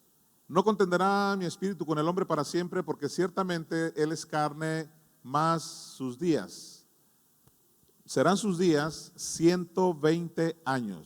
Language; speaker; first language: Spanish; native; Spanish